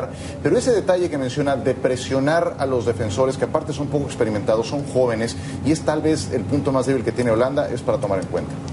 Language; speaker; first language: Spanish; native; Spanish